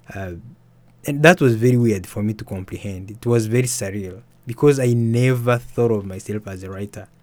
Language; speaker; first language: English; early bilingual, other home language; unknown